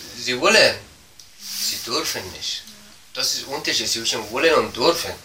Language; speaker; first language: German; non-native, learner; Persian